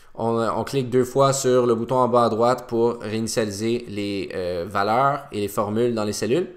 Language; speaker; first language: French; native; French